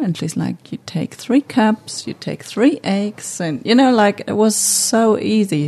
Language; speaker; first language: English; non-native, fluent; German